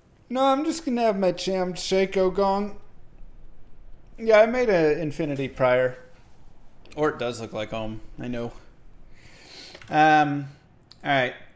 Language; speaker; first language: English; native; English